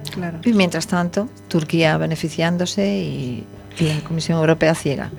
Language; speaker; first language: Spanish; native; Spanish